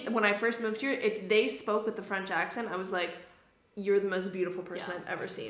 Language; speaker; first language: English; native; English